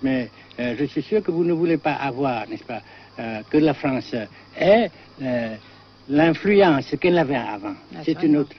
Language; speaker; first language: French; non-native, fluent; Vietnamese